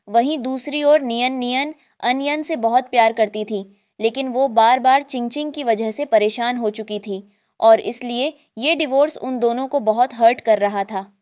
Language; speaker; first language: Hindi; native; Hindi